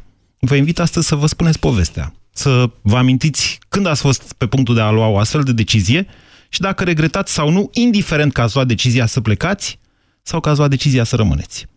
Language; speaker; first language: Romanian; native; Romanian